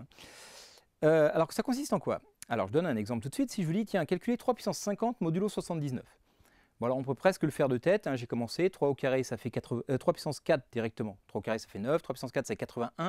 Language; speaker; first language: French; native; French